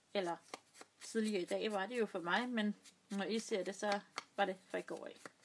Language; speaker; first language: Danish; native; Danish